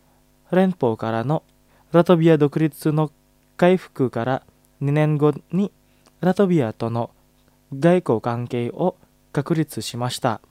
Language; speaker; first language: Japanese; non-native, fluent; Indonesian